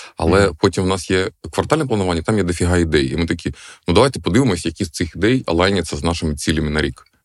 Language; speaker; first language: Ukrainian; non-native, local second language; Russian